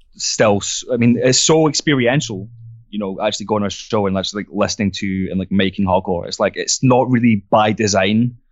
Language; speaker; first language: English; non-native, fluent; French